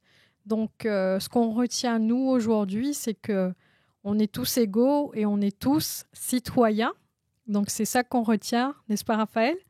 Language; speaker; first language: French; native; French